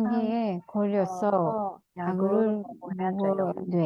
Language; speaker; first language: Korean; non-native, learner; Japanese